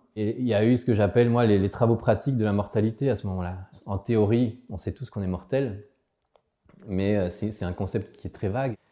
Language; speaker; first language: French; early bilingual, other home language; Spanish